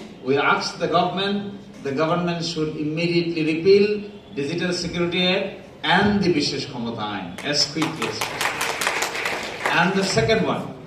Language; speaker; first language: English; non-native, local second language; Bangla